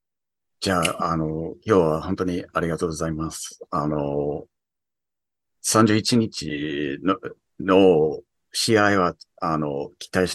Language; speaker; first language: Japanese; early bilingual, heritage; English